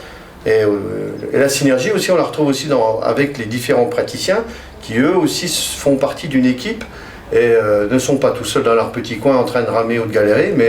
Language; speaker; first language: French; native; French